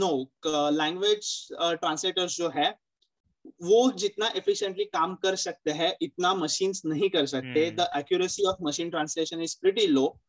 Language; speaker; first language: English; non-native, local second language; Marathi